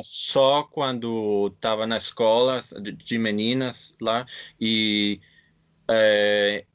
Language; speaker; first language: Portuguese; non-native, fluent; English